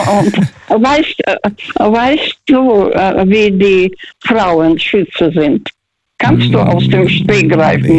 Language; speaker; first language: German; early bilingual, other home language; Russian